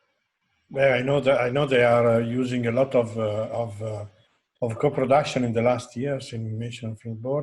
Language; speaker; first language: English; non-native, fluent; Italian